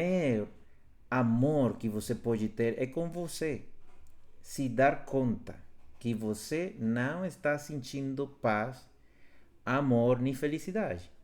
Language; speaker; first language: Portuguese; non-native, fluent; Spanish